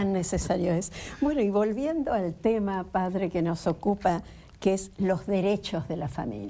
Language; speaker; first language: Spanish; native; Spanish